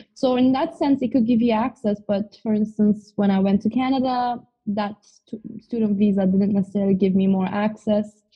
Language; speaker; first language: English; non-native, fluent; Turkish